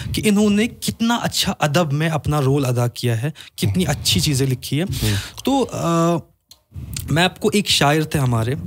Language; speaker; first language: Urdu; non-native, local second language; Kashmiri